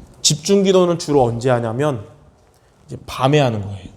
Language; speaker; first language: Korean; native; Korean